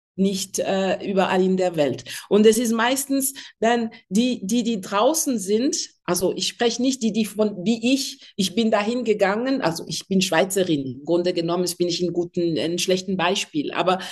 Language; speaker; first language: German; non-native, fluent; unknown